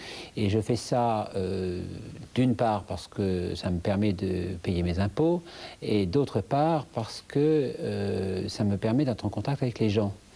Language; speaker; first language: French; native; French